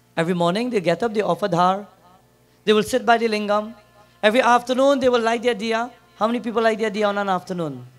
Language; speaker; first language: English; native; English